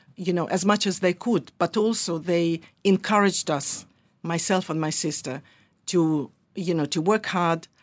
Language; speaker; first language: English; early bilingual, other home language; Russian